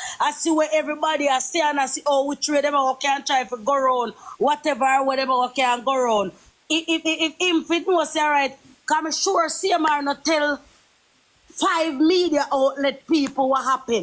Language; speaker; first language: English; native; English